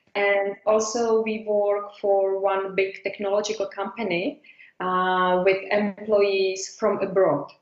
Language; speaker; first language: English; non-native, fluent; Czech